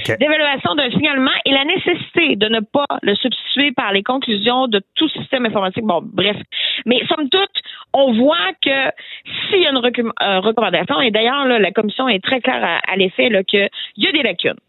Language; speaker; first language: French; native; French